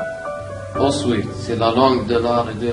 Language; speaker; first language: French; non-native, learner; Arabic